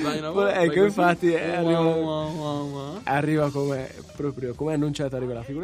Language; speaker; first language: Italian; native; Italian